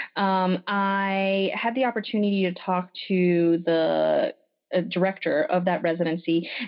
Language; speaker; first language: English; early bilingual, other home language; French